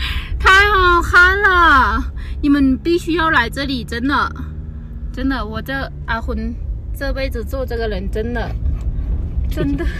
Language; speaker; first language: Chinese; non-native, fluent; Lao